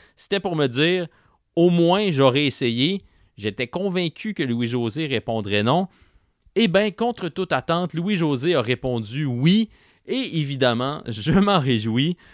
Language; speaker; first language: French; native; French